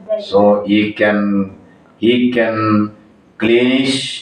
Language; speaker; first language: English; non-native, local second language; Telugu